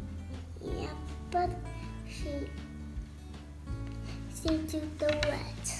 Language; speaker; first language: English; non-native, learner; Vietnamese